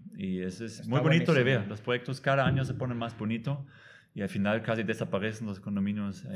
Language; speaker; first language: Spanish; non-native, fluent; German